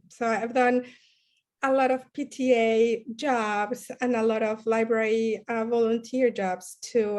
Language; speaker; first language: English; non-native, fluent; Spanish